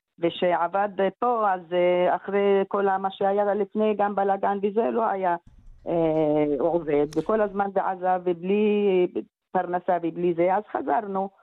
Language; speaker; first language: Hebrew; non-native, local second language; Arabic